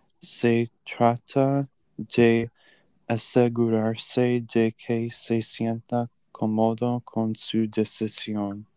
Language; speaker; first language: Spanish; non-native, learner; English